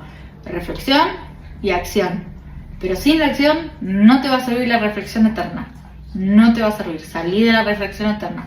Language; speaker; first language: Spanish; native; Spanish